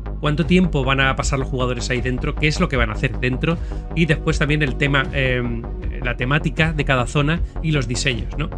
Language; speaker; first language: Spanish; native; Spanish